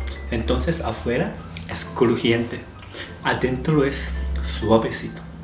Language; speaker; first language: Spanish; non-native, learner; Japanese